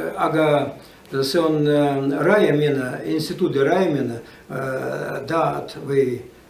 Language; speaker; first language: Estonian; non-native, learner; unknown